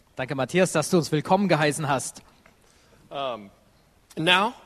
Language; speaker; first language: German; non-native, learner; English